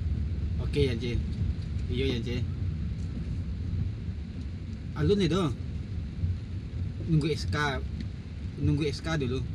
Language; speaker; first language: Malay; non-native, local second language; Minangkabau